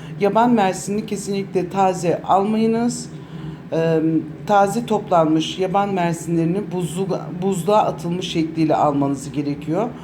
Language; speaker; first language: Turkish; native; Turkish